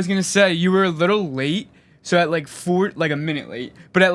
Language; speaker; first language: English; native; English